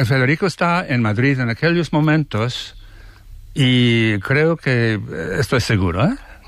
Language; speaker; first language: Spanish; non-native, fluent; English